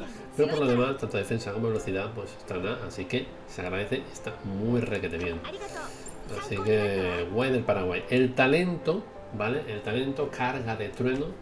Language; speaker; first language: Spanish; native; Spanish